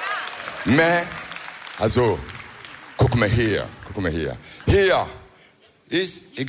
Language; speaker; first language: German; non-native, learner; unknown